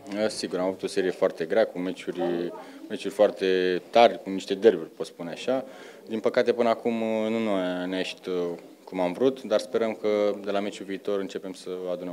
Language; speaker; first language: Romanian; native; Romanian